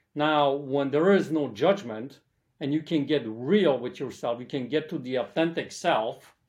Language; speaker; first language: English; early bilingual, other home language; Polish